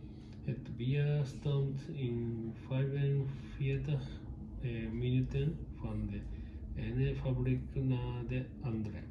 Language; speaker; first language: Dutch; non-native, learner; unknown